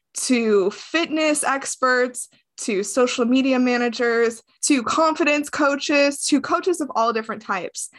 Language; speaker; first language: English; native; English